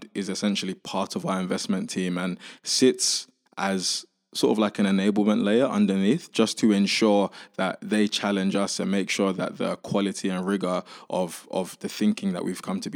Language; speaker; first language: English; native; English